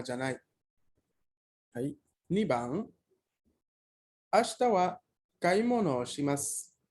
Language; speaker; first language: Japanese; non-native, fluent; Spanish